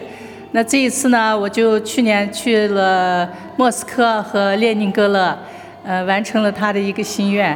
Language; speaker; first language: Chinese; native; Chinese